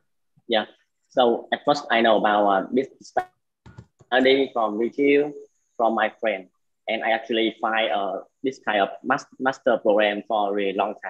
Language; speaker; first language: English; non-native, learner; Vietnamese